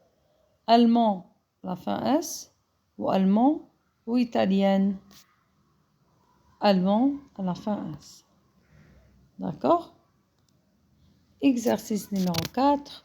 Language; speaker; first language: French; non-native, fluent; Arabic